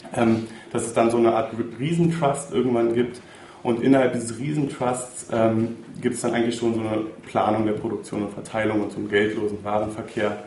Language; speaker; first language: German; native; German